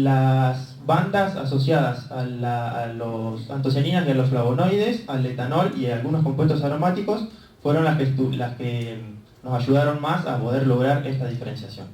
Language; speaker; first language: Spanish; native; Spanish